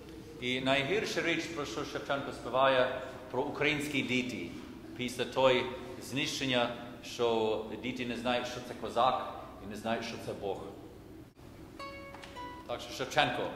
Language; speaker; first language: Ukrainian; early bilingual, heritage; Ukrainian